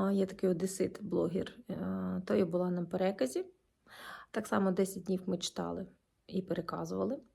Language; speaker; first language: Ukrainian; non-native, local second language; Russian